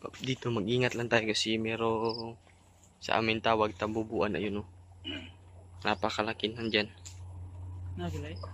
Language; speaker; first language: Filipino; non-native, local second language; Cebuano